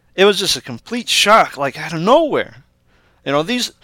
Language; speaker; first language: English; early bilingual, other home language; Spanish